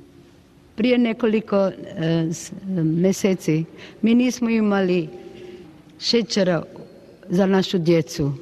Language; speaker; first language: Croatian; non-native, local second language; Albanian